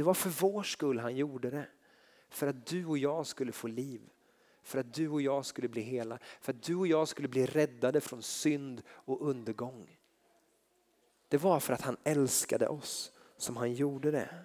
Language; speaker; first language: Swedish; native; Swedish